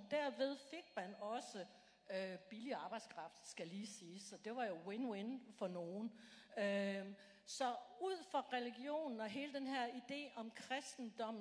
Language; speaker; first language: Danish; native; Danish